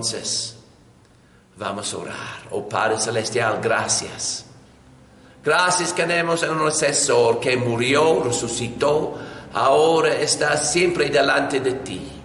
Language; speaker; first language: Spanish; non-native, learner; English